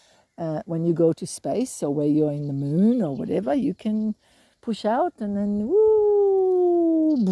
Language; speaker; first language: English; native; English